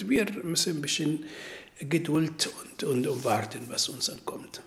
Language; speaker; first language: German; non-native, learner; Arabic